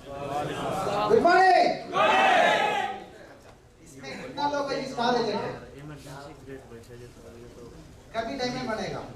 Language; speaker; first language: Hindi; non-native, local second language; Tamil